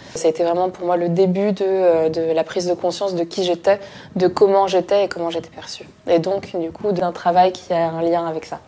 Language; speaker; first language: French; native; French